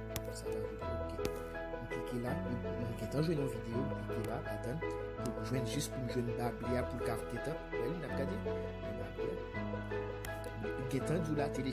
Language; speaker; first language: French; non-native, local second language; Haitian Creole